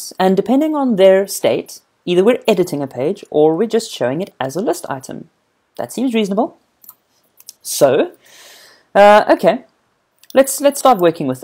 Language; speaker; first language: English; native; English